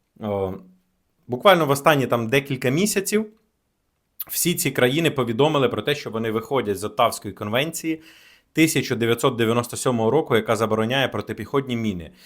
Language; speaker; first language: Ukrainian; native; Ukrainian